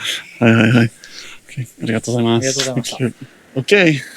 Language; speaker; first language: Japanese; non-native, learner; English